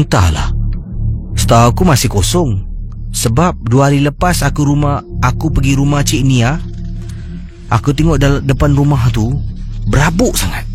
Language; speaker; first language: Malay; native; Malay